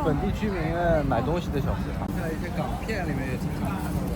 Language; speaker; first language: Chinese; native; Chinese